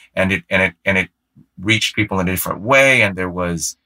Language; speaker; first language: English; native; English